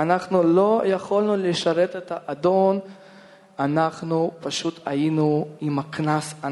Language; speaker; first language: Hebrew; non-native, fluent; Russian